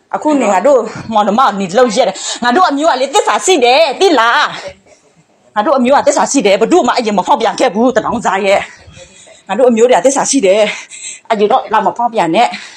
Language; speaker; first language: Burmese; non-native, local second language; Karen languages